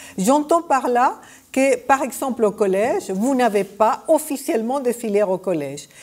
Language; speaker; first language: French; non-native, fluent; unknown